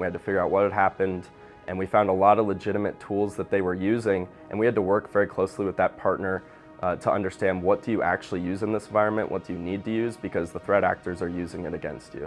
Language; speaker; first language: English; native; English